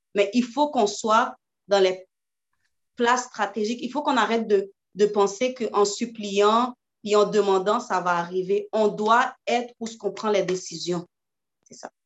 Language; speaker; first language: French; early bilingual, other home language; Haitian Creole